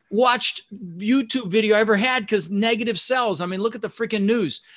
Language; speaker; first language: English; early bilingual, other home language; Dutch